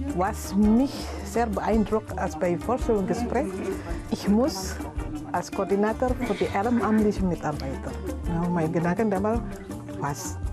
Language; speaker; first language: German; non-native, learner; Indonesian